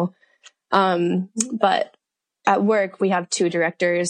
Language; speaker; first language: English; native; English